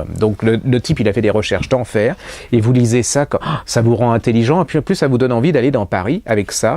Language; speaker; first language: French; native; French